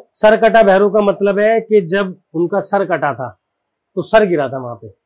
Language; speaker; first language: Hindi; native; Hindi